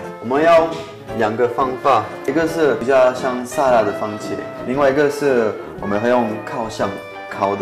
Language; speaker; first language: Chinese; non-native, fluent; French